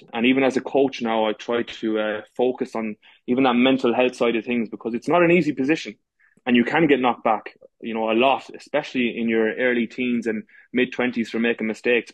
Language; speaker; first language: English; native; English